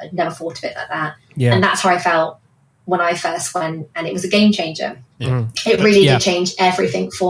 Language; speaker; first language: English; native; English